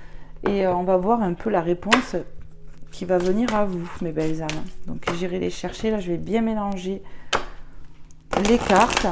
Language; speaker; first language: French; native; French